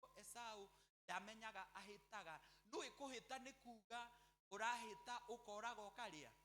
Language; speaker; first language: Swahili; non-native, local second language; Kikuyu